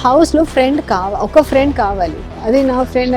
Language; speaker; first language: Telugu; non-native, learner; Hindi